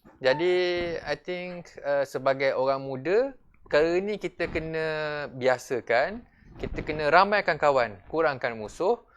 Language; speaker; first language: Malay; native; Malay